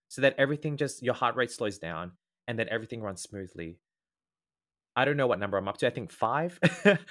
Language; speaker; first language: English; native; English